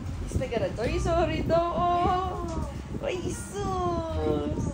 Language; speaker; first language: Filipino; non-native, local second language; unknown